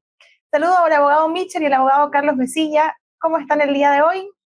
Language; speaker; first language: Spanish; native; Spanish